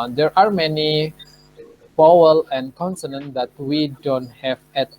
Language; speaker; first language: English; non-native, fluent; Indonesian